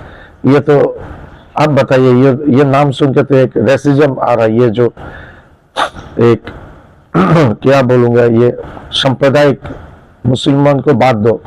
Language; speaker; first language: Hindi; non-native, learner; Bangla